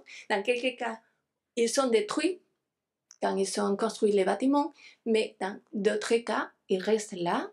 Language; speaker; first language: French; non-native, fluent; Spanish